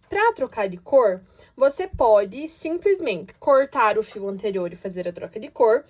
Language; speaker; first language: Portuguese; native; Portuguese